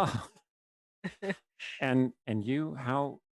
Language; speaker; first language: English; native; English